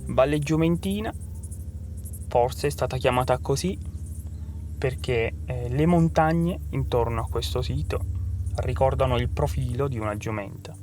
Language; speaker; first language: Italian; native; Italian